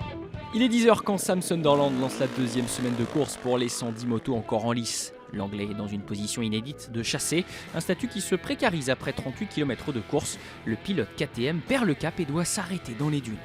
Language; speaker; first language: French; native; French